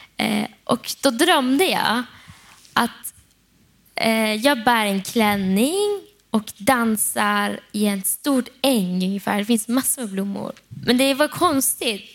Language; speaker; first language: Swedish; non-native, fluent; Persian